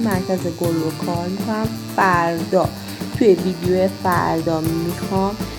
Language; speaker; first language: Persian; native; Persian